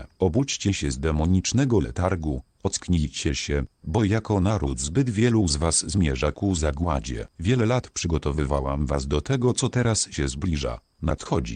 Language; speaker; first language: Polish; native; Polish